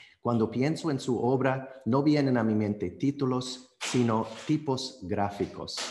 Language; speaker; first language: Spanish; non-native, fluent; English